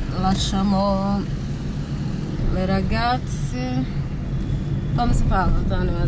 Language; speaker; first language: Italian; non-native, learner; Portuguese